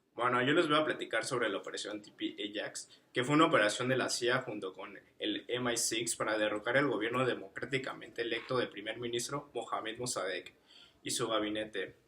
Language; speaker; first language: Spanish; native; Spanish